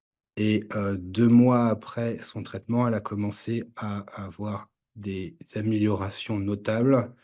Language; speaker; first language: French; native; French